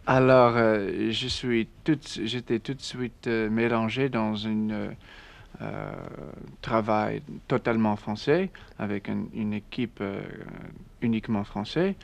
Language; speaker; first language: French; non-native, learner; English